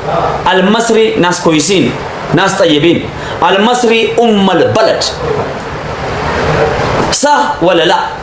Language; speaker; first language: Arabic; non-native, learner; Amharic